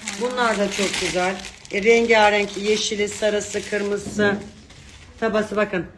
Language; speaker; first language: Turkish; native; Turkish